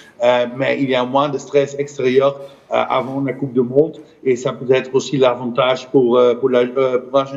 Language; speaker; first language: French; non-native, fluent; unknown